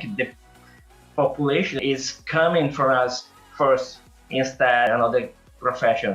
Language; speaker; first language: English; non-native, learner; Portuguese